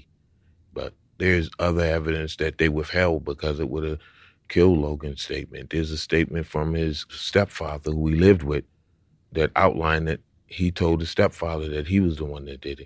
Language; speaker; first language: English; native; English